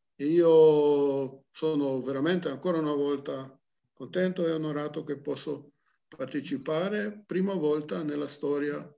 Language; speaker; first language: Italian; non-native, local second language; Slovenian